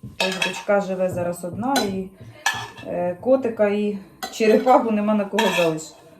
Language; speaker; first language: Ukrainian; native; Ukrainian